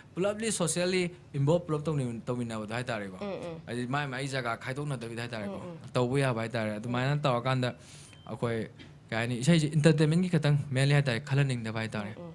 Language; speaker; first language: Manipuri; native; Manipuri